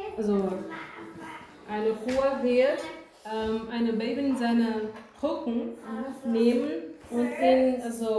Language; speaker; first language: German; non-native, learner; Portuguese